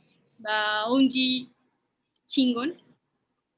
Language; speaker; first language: French; non-native, fluent; Spanish